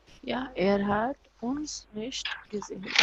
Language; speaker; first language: German; non-native, fluent; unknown